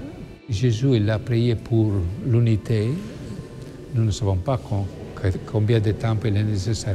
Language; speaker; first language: French; non-native, learner; Italian